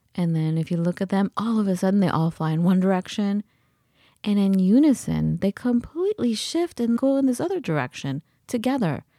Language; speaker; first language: English; early bilingual, other home language; Persian